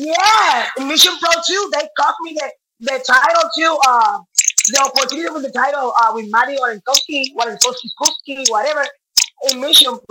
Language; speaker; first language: English; non-native, learner; Spanish